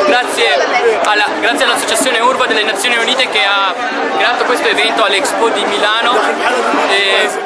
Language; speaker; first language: Italian; early bilingual, other home language; Urdu